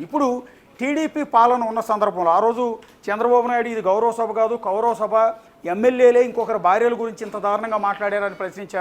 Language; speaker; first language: Telugu; native; Telugu